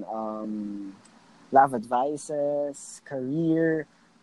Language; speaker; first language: English; non-native, local second language; Filipino